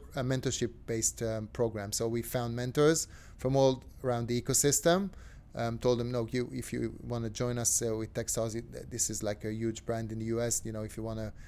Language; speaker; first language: English; non-native, fluent; Hebrew